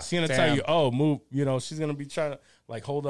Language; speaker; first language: English; early bilingual, other home language; Spanish